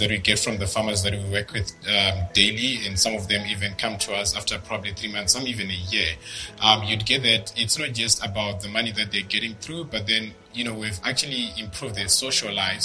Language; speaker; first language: English; non-native, local second language; Shona